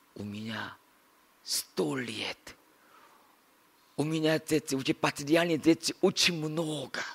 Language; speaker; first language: Russian; non-native, learner; Korean